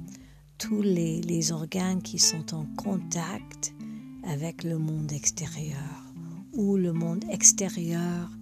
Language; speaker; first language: French; non-native, fluent; English